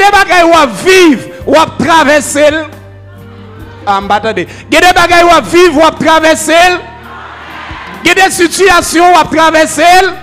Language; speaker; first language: French; non-native, local second language; Haitian Creole